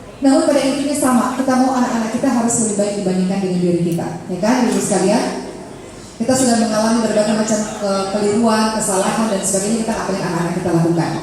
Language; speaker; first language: Indonesian; native; Indonesian